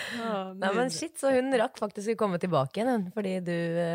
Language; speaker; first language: Norwegian; native; Norwegian